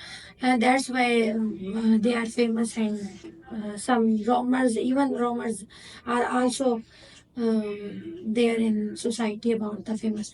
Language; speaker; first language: English; non-native, learner; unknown